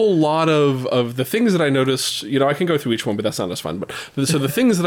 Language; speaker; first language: English; native; English